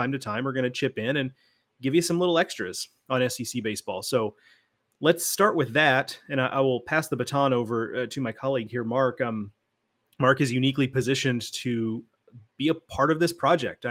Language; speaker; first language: English; native; English